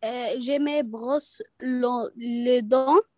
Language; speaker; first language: French; non-native, learner; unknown